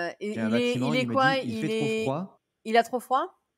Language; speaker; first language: French; native; French